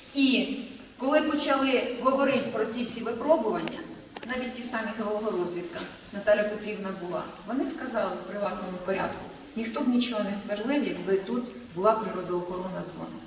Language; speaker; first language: Ukrainian; native; Ukrainian